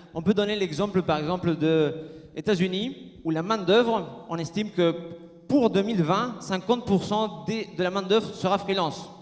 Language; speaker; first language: French; non-native, fluent; Spanish